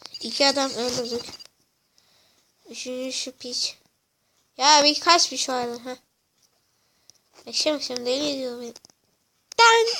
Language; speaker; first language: Turkish; native; Turkish